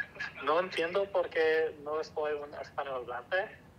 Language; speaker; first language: Spanish; non-native, learner; English